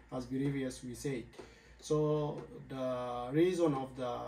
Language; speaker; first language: English; non-native, learner; Arabic